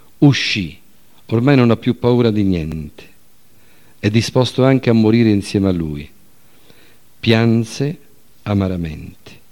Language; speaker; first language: Italian; native; Italian